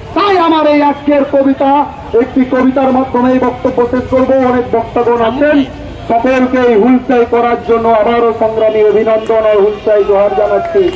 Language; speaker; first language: Bangla; non-native, local second language; Santali